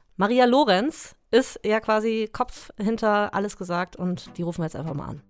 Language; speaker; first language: German; native; German